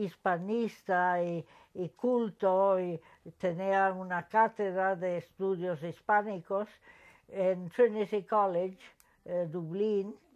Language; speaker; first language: Spanish; non-native, fluent; English